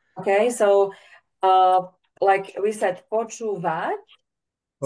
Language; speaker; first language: English; non-native, fluent; Slovak